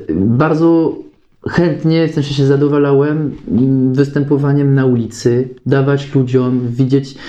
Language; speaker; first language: Polish; non-native, fluent; French